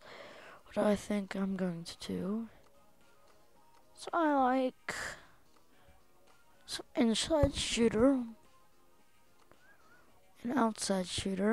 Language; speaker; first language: English; native; English